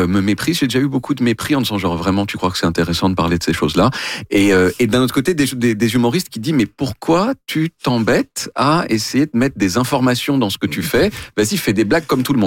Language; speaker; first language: French; native; French